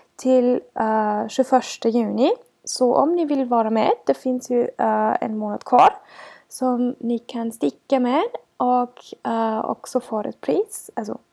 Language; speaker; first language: Swedish; non-native, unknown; German